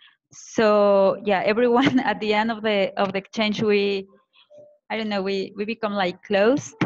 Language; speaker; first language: English; non-native, fluent; Spanish